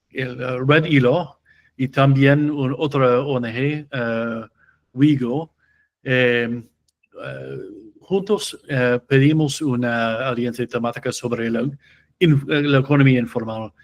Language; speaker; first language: Spanish; non-native, fluent; English